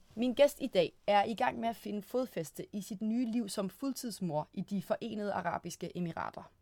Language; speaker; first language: Danish; native; Danish